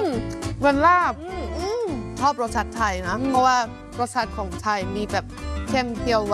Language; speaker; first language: Thai; non-native, fluent; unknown